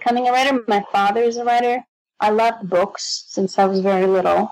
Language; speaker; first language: English; non-native, fluent; Russian